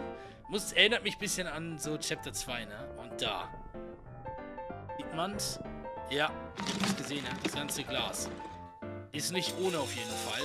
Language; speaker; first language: German; native; German